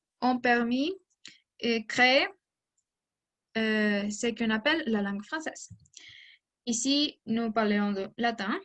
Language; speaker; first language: French; non-native, learner; Spanish